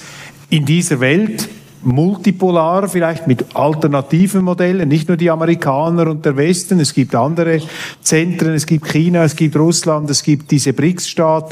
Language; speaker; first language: German; native; German